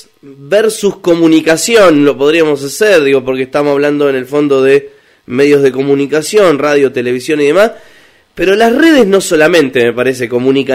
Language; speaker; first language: Spanish; native; Spanish